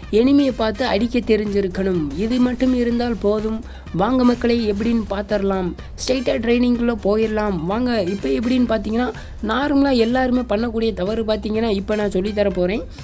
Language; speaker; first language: Tamil; native; Tamil